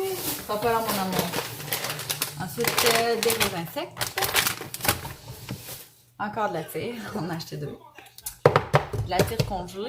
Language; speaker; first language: French; native; French